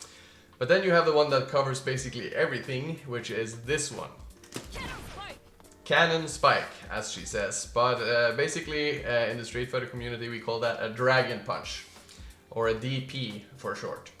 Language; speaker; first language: English; non-native, fluent; Norwegian